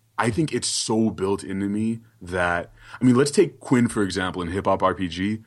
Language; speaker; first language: English; early bilingual, other home language; Haitian Creole